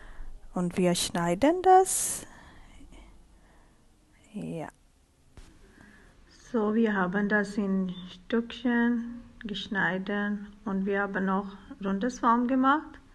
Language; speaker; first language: German; non-native, learner; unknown